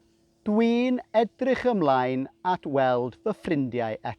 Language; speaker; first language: Welsh; non-native, fluent; English